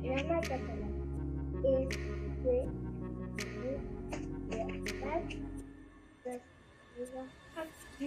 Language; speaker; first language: Dutch; early bilingual, other home language; French